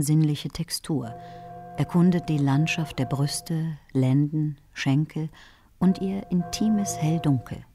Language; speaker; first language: German; native; German